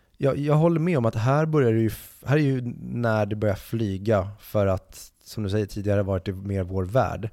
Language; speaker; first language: Swedish; native; Swedish